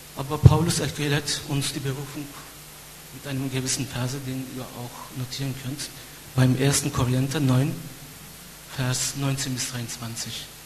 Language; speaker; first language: German; non-native, fluent; Turkish